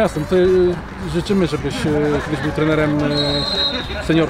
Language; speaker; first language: Polish; native; Polish